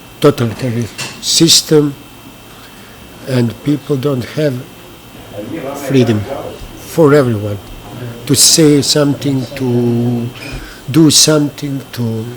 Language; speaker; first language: English; non-native, learner; Bosnian